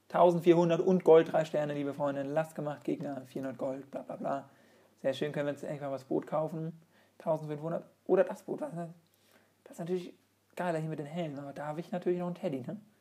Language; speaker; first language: German; native; German